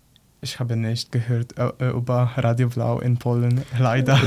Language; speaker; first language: German; non-native, learner; Polish